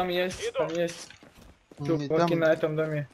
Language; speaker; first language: Russian; non-native, local second language; Latvian